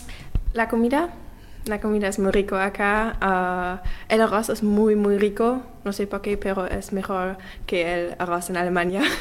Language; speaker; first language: Spanish; non-native, learner; German